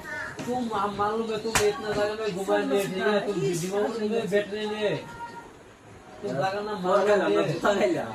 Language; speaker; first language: Hindi; non-native, local second language; Bangla